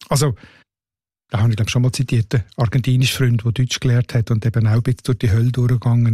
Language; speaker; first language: German; native; German